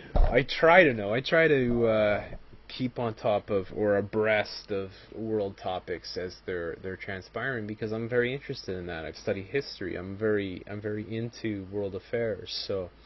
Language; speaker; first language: English; native; English